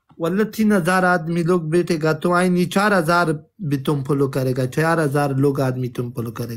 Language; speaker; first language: Hindi; non-native, local second language; Pashto